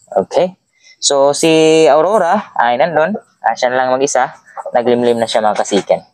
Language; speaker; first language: Filipino; non-native, local second language; Cebuano